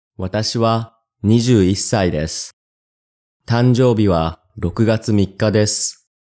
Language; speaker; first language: Japanese; non-native, learner; English